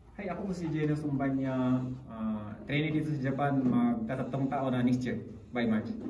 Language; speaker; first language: Filipino; native; Filipino